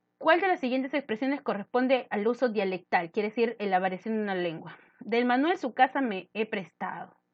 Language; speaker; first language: Spanish; native; Spanish